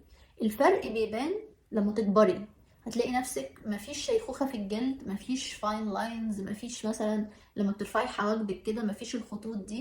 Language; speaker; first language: Arabic; native; Arabic